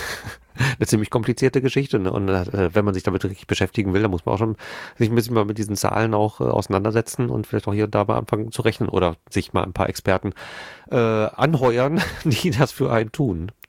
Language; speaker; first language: German; native; German